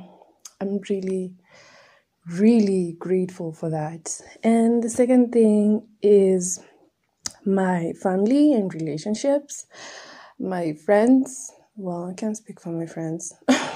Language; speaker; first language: English; non-native, local second language; Swahili